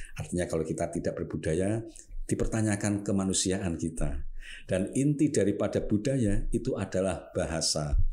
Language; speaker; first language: Indonesian; non-native, local second language; Javanese